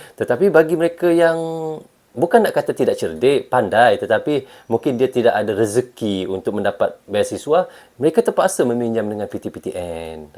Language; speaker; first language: Malay; native; Malay